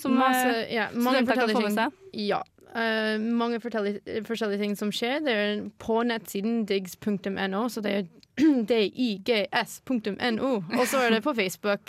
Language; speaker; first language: Norwegian; non-native, fluent; English